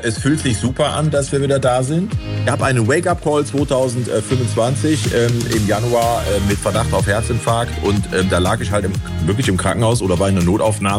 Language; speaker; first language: German; native; German